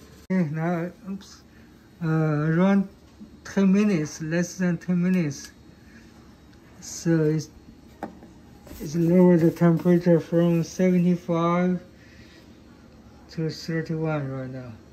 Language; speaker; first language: English; non-native, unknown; Chinese